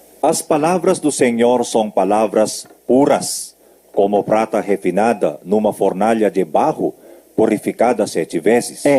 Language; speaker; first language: Portuguese; native; Portuguese